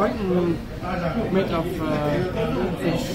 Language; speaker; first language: English; non-native, learner; Arabic